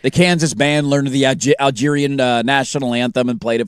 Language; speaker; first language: English; native; English